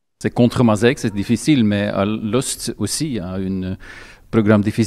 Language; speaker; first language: French; non-native, local second language; Dutch